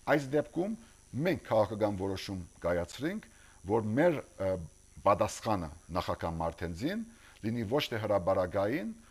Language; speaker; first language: Armenian; early bilingual, heritage; Armenian